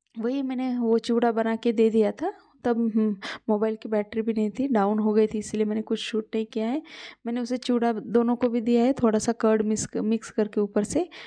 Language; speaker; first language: Hindi; non-native, local second language; Marathi